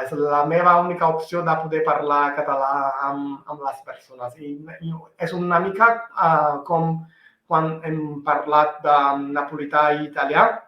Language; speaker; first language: Catalan; non-native, fluent; Italian